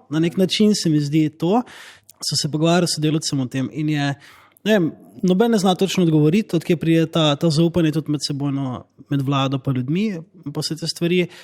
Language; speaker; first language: Slovenian; native; Slovenian